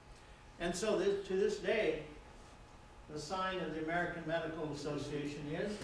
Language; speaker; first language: English; native; English